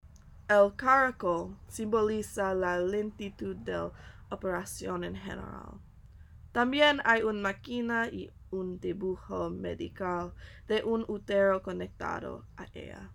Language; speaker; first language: Spanish; non-native, learner; English